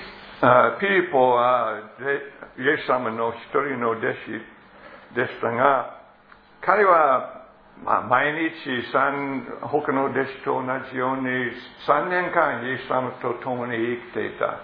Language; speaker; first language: Japanese; non-native, fluent; English